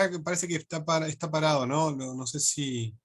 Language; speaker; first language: Spanish; native; Spanish